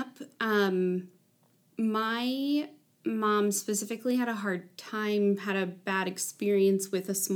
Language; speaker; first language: English; native; English